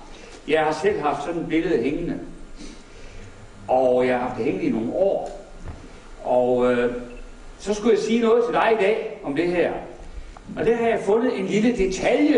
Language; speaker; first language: Danish; native; Danish